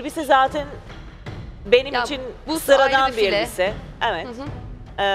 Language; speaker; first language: Turkish; non-native, fluent; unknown